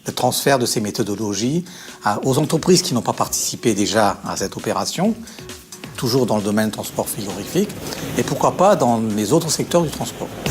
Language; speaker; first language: French; native; French